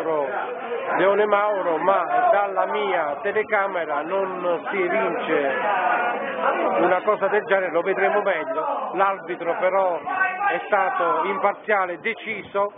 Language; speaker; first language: Italian; native; Italian